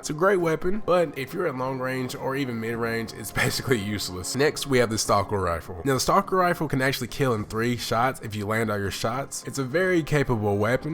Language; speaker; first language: English; native; English